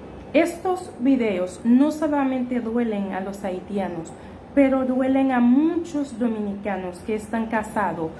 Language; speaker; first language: Spanish; non-native, fluent; Haitian Creole